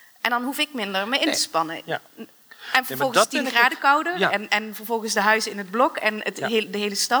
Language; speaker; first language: Dutch; native; Dutch